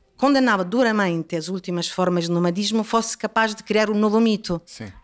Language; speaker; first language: Portuguese; non-native, fluent; Italian